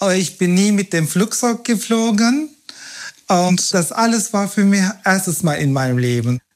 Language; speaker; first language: German; non-native, fluent; Turkish